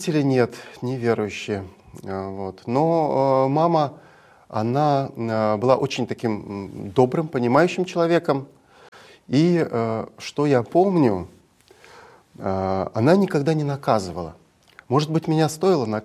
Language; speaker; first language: Russian; native; Russian